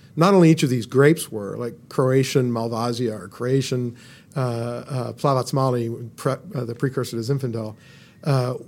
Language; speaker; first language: English; native; English